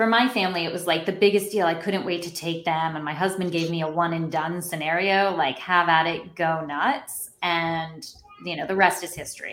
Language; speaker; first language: English; native; English